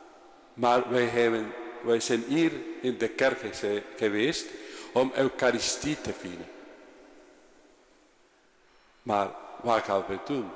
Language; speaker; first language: Dutch; non-native, fluent; Spanish